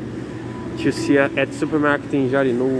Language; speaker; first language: English; non-native, learner; Portuguese